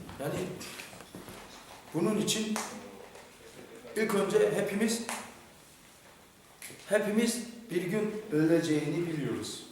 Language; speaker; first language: Turkish; non-native, fluent; Korean